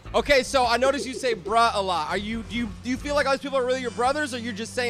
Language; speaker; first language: English; native; English